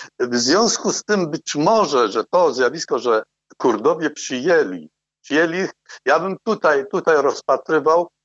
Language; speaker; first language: Polish; non-native, fluent; Arabic